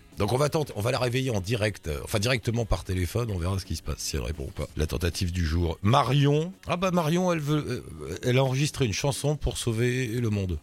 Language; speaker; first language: French; native; French